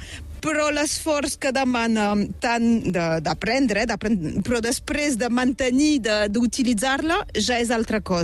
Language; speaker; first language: Catalan; native; Catalan